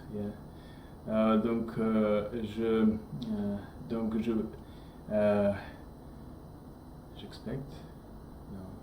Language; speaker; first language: French; non-native, learner; English